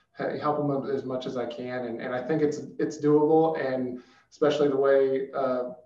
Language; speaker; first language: English; native; English